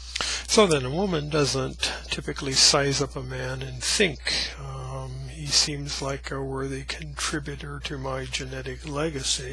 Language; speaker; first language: English; native; English